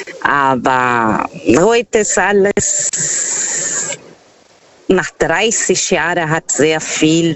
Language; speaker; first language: German; non-native, fluent; Portuguese